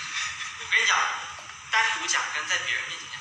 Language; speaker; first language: Chinese; native; Chinese